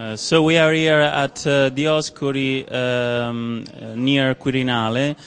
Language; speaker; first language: English; non-native, fluent; Italian